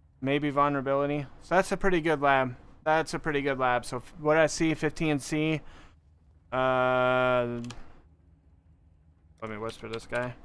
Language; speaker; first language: English; native; English